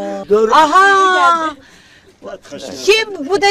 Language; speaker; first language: Turkish; native; Turkish